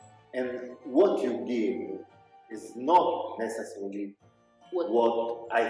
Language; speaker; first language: English; non-native, local second language; Italian